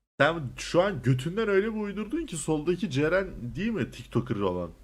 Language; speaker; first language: Turkish; native; Turkish